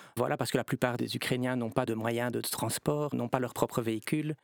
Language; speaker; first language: French; native; French